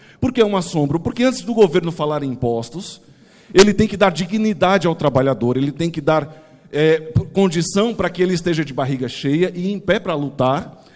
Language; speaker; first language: Portuguese; native; Portuguese